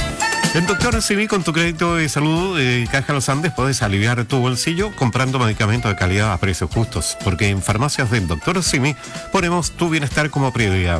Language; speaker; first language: Spanish; native; Spanish